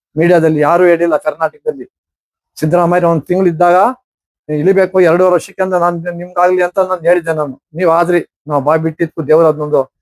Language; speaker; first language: Kannada; non-native, local second language; Urdu